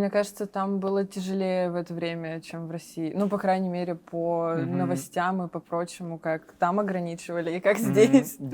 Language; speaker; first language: Russian; native; Russian